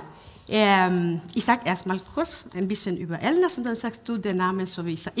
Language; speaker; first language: German; non-native, fluent; Spanish